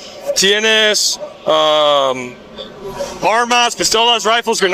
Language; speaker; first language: Spanish; non-native, learner; English